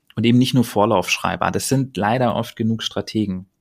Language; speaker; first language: German; native; German